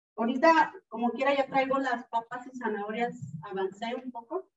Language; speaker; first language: English; early bilingual, heritage; Spanish